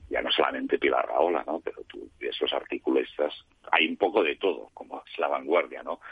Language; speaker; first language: Spanish; non-native, local second language; Catalan